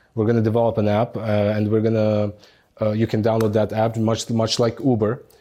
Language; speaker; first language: English; non-native, fluent; Arabic